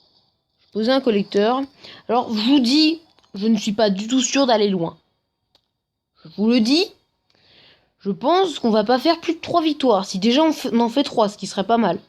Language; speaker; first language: French; native; French